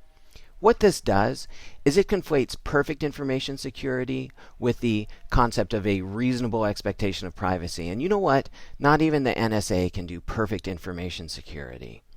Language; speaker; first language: English; native; English